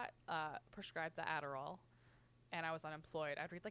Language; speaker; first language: English; native; English